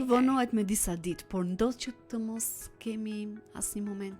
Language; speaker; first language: Albanian; native; Albanian